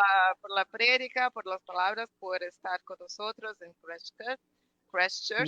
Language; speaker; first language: Spanish; non-native, fluent; Portuguese